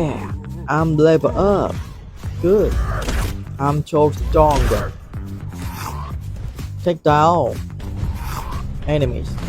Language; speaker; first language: English; non-native, learner; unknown